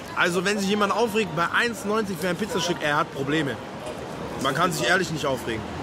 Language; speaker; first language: German; native; German